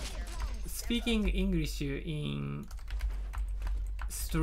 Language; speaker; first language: English; non-native, learner; Japanese